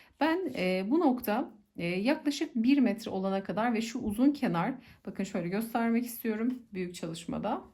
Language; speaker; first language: Turkish; native; Turkish